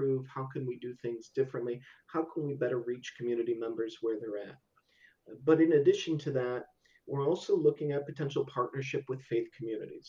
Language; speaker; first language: English; native; English